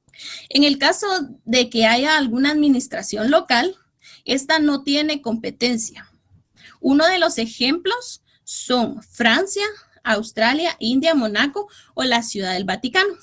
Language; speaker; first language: Spanish; native; Spanish